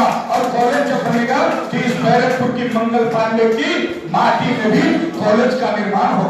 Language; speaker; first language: Hindi; native; Hindi